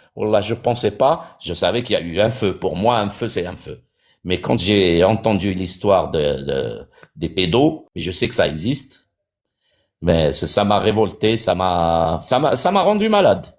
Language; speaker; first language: French; non-native, local second language; Arabic